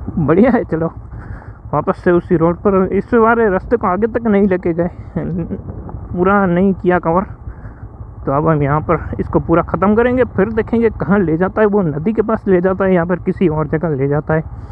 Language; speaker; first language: Hindi; non-native, local second language; Gujarati